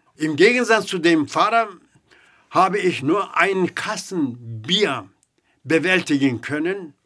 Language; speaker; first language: German; non-native, fluent; Turkish